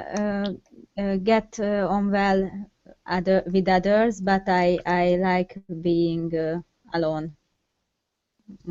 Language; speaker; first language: English; non-native, learner; Hungarian